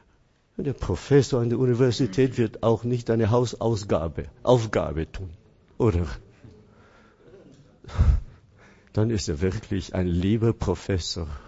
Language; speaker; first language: German; non-native, fluent; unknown